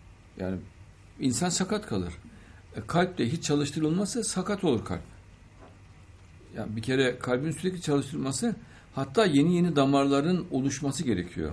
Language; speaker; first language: Turkish; native; Turkish